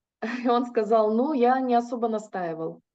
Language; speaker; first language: Russian; native; Russian